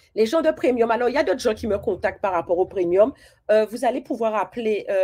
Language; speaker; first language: French; native; French